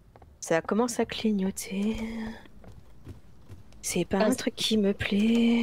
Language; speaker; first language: French; native; French